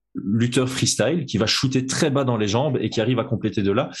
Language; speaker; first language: French; native; French